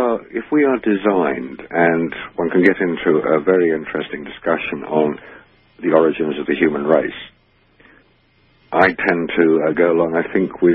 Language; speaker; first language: English; native; English